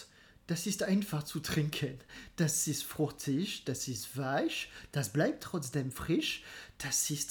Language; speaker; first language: German; non-native, fluent; French